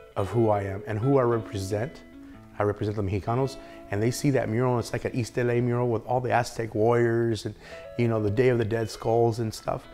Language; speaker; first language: English; native; English